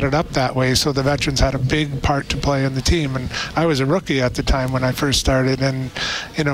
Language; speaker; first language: English; native; English